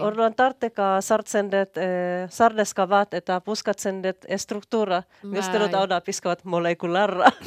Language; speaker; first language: Basque; non-native, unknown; Finnish